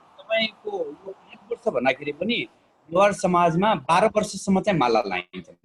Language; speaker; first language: Nepali; non-native, local second language; Newari